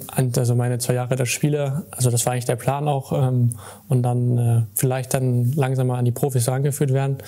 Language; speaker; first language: German; native; German